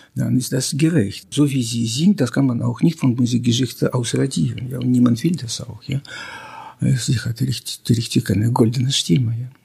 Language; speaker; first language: German; non-native, fluent; Russian